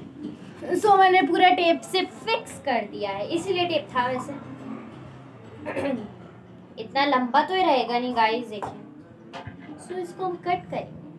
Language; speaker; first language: Hindi; native; Hindi